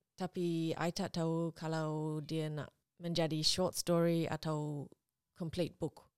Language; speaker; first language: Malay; non-native, learner; English